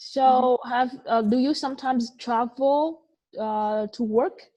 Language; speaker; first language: English; non-native, fluent; Vietnamese